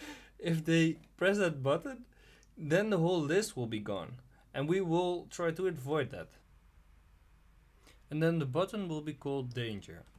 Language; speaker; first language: English; non-native, fluent; Dutch